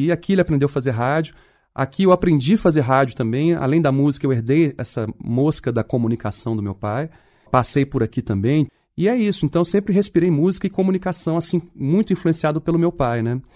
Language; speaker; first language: Portuguese; native; Portuguese